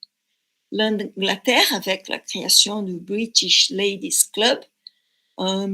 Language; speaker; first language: French; non-native, fluent; Portuguese